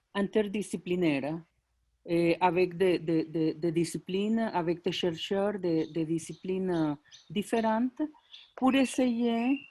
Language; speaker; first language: French; non-native, fluent; Spanish